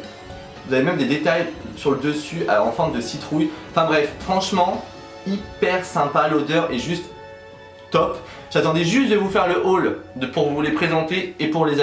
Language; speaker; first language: French; native; French